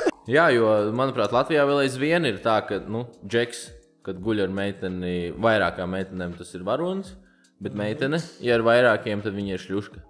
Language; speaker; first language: Latvian; native; Latvian